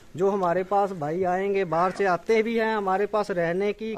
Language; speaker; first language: Hindi; native; Hindi